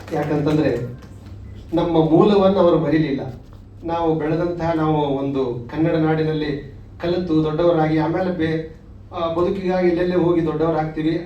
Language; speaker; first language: Kannada; native; Kannada